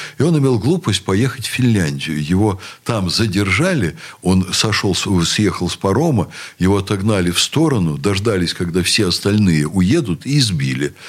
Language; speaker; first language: Russian; native; Russian